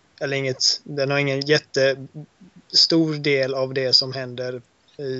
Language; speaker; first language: Swedish; native; Swedish